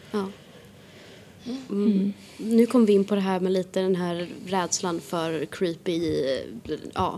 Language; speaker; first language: Swedish; native; Swedish